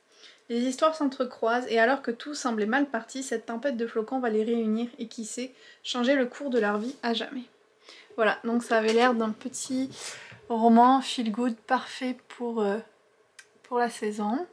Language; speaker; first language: French; native; French